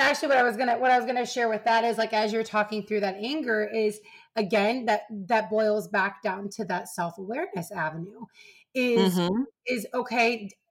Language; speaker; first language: English; native; English